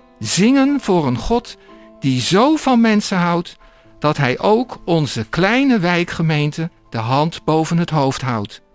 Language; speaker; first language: Dutch; native; Dutch